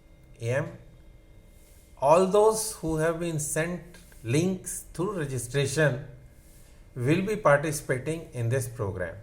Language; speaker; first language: English; non-native, local second language; Hindi